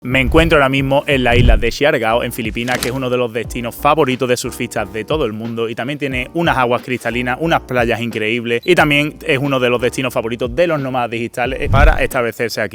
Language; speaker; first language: Spanish; native; Spanish